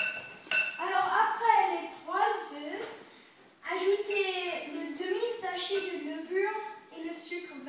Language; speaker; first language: French; early bilingual, other home language; English